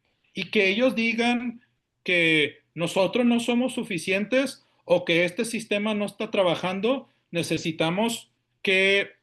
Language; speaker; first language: Spanish; early bilingual, heritage; Spanish